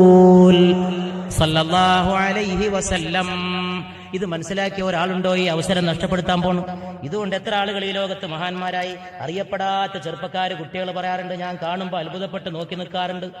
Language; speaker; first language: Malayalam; native; Malayalam